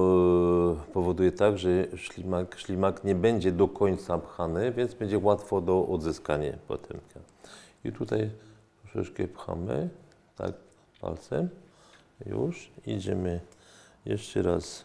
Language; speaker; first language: Polish; non-native, fluent; French